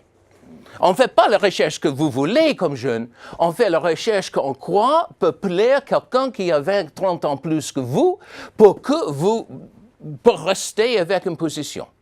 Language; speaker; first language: French; non-native, fluent; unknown